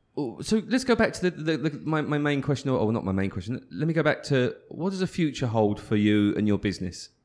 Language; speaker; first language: English; native; English